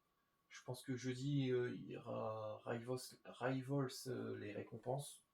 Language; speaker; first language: French; native; French